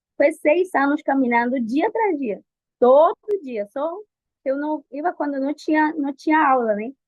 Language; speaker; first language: Portuguese; non-native, fluent; Spanish